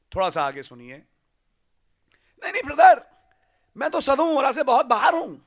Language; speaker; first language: Hindi; native; Hindi